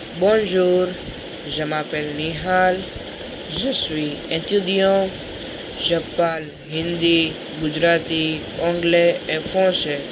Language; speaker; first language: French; non-native, learner; Gujarati